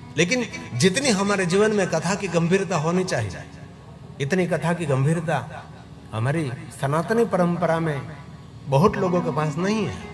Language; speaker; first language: Hindi; non-native, local second language; Gujarati